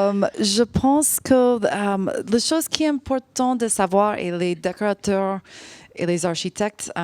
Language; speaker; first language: French; non-native, fluent; English